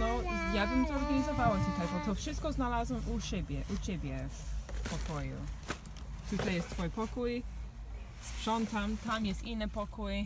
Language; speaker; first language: Polish; non-native, learner; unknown